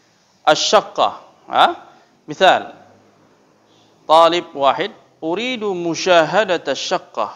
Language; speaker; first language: Arabic; non-native, fluent; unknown